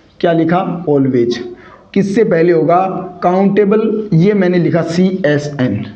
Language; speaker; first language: Hindi; native; Hindi